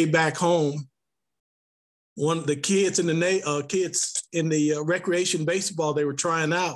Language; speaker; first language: English; native; English